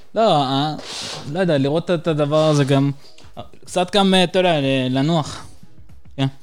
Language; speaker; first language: Hebrew; early bilingual, other home language; Russian